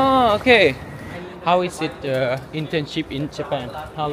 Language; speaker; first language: English; non-native, learner; Thai